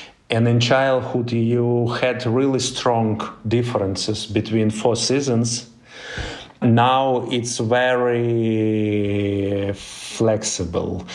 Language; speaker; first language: English; non-native, fluent; Ukrainian